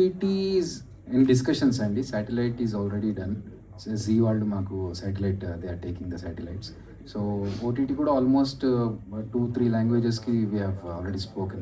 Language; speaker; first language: Telugu; native; Telugu